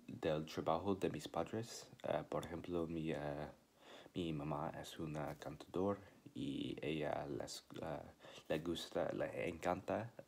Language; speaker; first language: Spanish; non-native, learner; English